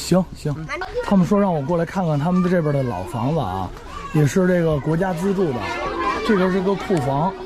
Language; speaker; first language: Chinese; native; Chinese